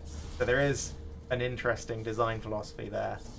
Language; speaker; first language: English; native; English